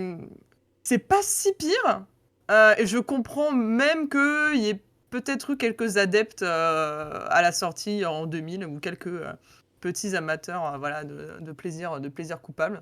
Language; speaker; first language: French; native; French